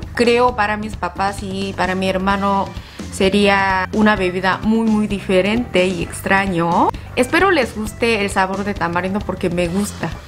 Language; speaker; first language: Spanish; non-native, fluent; Korean